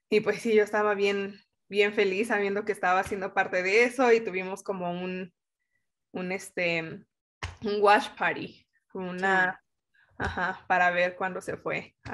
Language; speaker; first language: Spanish; native; Spanish